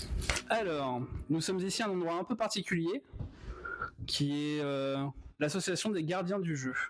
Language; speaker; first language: French; native; French